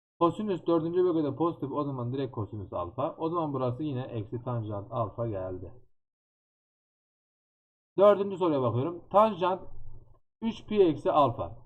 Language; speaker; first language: Turkish; native; Turkish